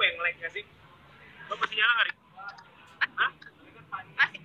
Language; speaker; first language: Indonesian; native; Indonesian